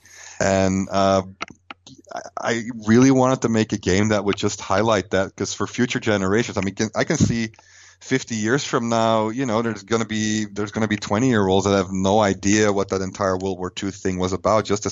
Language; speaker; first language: English; non-native, fluent; Dutch